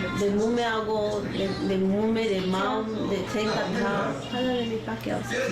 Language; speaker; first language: Korean; non-native, learner; Spanish